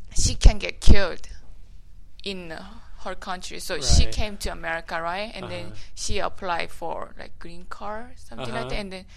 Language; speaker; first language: English; non-native, learner; Korean